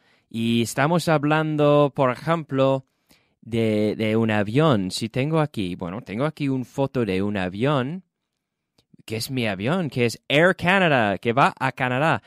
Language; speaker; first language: Spanish; non-native, fluent; English